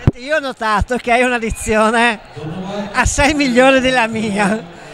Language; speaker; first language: Italian; native; Italian